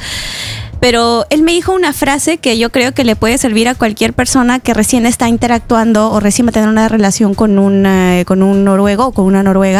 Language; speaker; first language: Spanish; native; Spanish